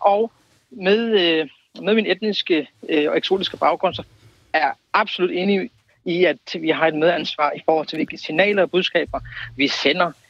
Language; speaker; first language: Danish; early bilingual, other home language; Kurdish